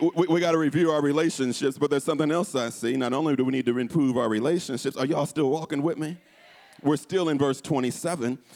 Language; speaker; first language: English; native; English